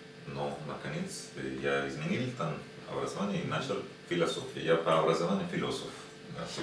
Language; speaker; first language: Russian; non-native, learner; Spanish